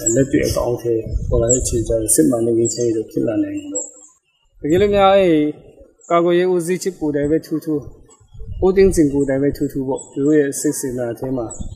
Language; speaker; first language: Burmese; non-native, local second language; Kachin